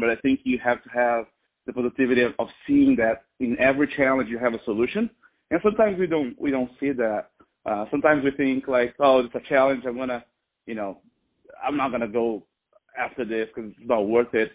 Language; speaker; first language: English; non-native, fluent; Portuguese